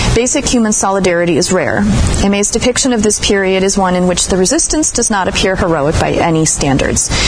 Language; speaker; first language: English; native; English